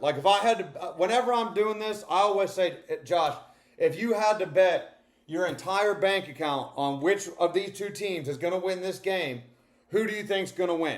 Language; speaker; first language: English; native; English